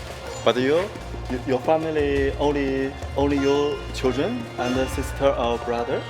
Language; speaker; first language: English; non-native, learner; Chinese